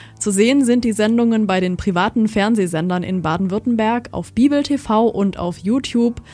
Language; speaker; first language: German; native; German